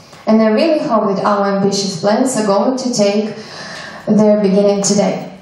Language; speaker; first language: English; non-native, fluent; Ukrainian